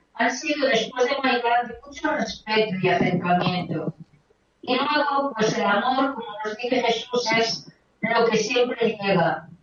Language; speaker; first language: Spanish; native; Spanish